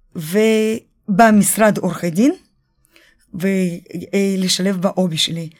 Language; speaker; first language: Hebrew; early bilingual, other home language; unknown